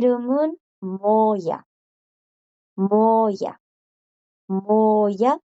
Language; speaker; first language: Korean; non-native, fluent; Spanish